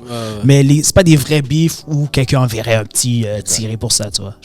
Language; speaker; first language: French; native; French